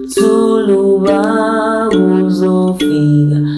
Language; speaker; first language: Portuguese; non-native, fluent; Zulu